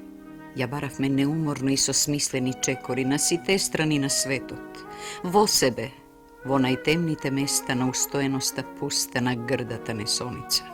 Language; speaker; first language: Macedonian; native; Macedonian